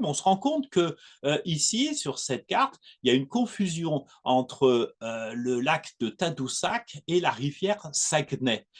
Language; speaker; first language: French; native; French